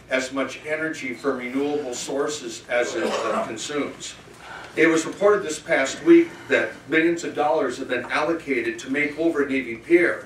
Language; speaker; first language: English; native; English